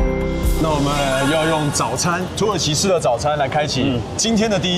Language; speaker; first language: Chinese; native; Chinese